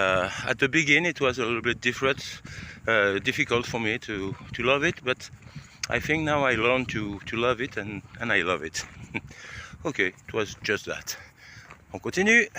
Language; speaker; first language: English; non-native, learner; French